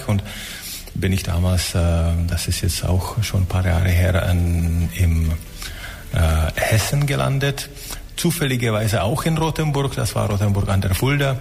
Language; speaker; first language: German; non-native, fluent; Czech